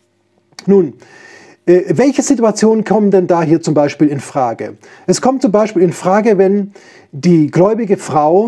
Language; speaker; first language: German; native; German